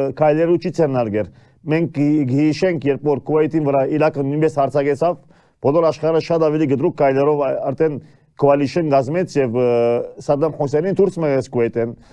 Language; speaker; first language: Armenian; early bilingual, heritage; Armenian